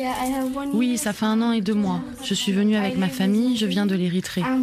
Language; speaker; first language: French; non-native, learner; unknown